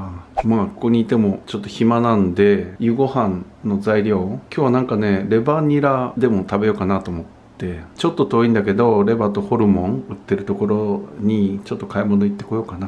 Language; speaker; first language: Japanese; native; Japanese